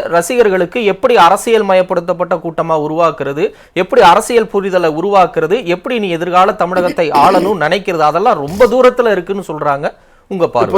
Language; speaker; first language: Tamil; native; Tamil